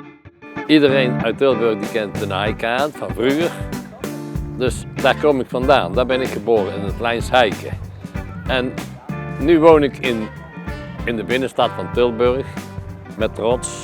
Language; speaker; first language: Dutch; native; Dutch